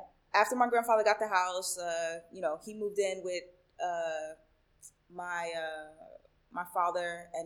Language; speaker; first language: English; early bilingual, other home language; Spanish